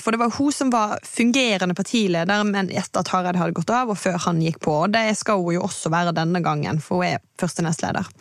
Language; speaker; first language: Norwegian; native; Norwegian